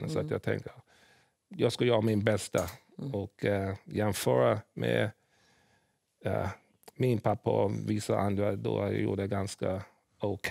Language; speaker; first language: Swedish; early bilingual, other home language; English